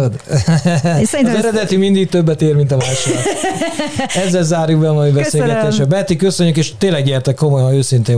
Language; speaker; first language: Hungarian; native; Hungarian